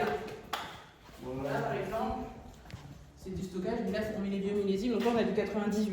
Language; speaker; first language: French; native; French